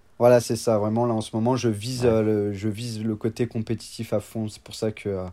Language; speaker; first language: French; native; French